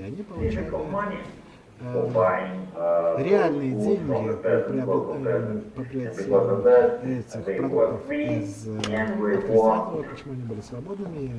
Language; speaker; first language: Russian; non-native, local second language; Azerbaijani